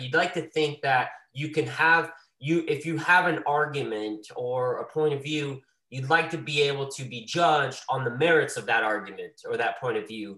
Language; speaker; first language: English; native; English